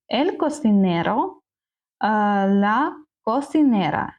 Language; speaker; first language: Spanish; non-native, learner; Ukrainian